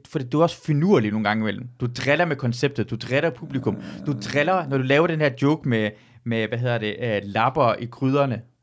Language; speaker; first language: Danish; early bilingual, other home language; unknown